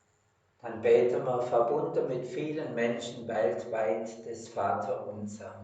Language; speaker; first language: German; native; German